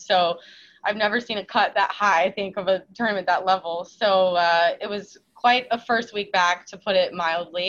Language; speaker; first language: English; native; English